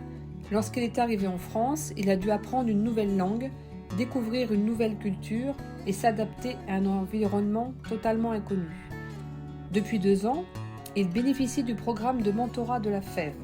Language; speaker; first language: French; native; French